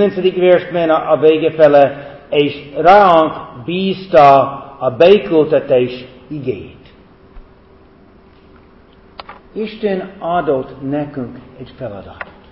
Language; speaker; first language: Hungarian; non-native, fluent; English